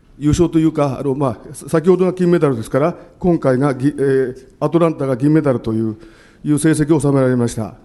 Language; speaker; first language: Japanese; native; Japanese